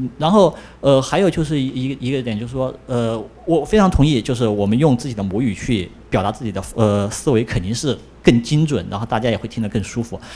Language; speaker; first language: Chinese; native; Chinese